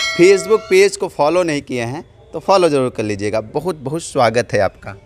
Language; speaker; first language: Hindi; native; Hindi